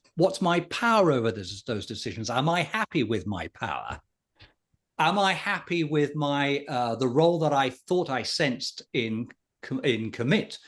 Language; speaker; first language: English; native; English